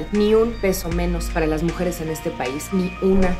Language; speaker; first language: Spanish; native; Spanish